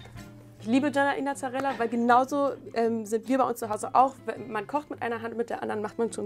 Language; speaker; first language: German; native; German